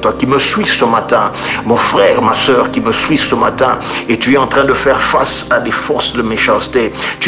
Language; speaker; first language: French; native; French